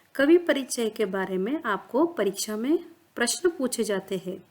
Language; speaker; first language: Hindi; non-native, local second language; Kannada